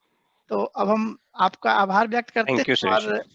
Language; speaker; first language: Hindi; native; Hindi